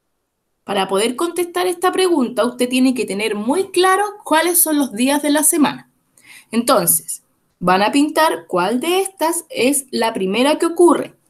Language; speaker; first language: Spanish; native; Spanish